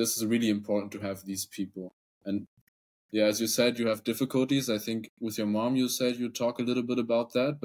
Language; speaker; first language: English; non-native, fluent; German